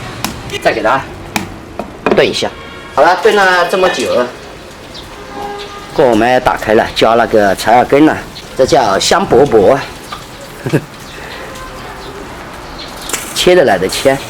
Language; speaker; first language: Chinese; native; Chinese